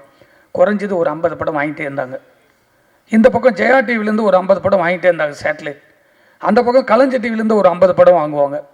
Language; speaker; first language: Tamil; native; Tamil